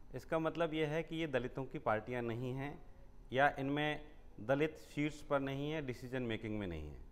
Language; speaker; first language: Hindi; native; Hindi